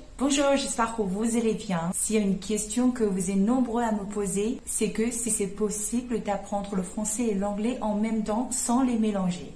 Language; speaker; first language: French; non-native, fluent; Chinese